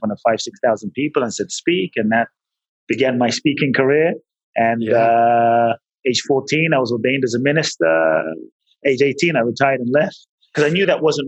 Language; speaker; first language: English; native; English